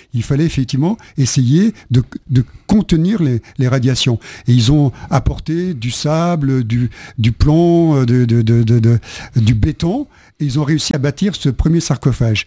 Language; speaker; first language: French; native; French